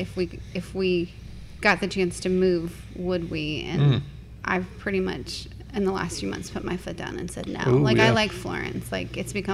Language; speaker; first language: English; native; English